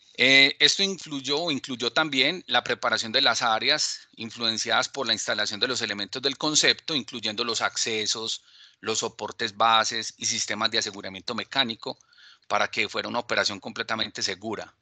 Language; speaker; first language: Spanish; native; Spanish